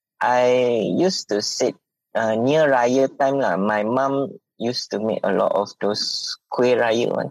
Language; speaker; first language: English; non-native, local second language; Malay